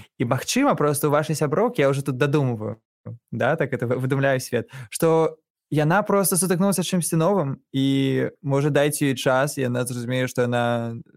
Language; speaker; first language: Belarusian; non-native, local second language; Russian